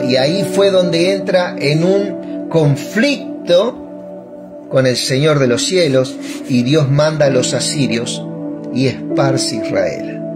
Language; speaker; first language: Spanish; native; Spanish